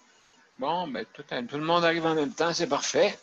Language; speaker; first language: French; native; French